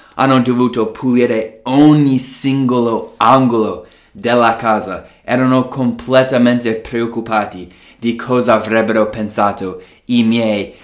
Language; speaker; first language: Italian; non-native, fluent; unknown